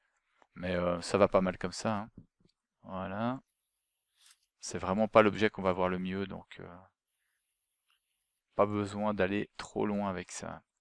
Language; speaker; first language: French; native; French